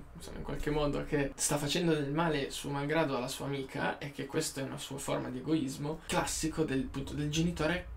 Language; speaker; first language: Italian; native; Italian